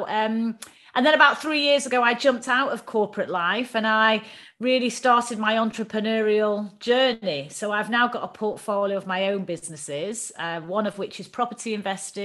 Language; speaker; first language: English; native; English